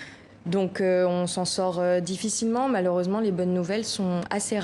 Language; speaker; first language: French; native; French